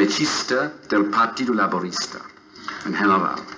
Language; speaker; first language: Spanish; non-native, fluent; English